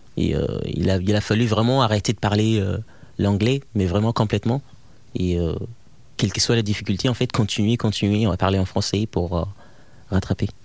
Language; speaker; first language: French; non-native, fluent; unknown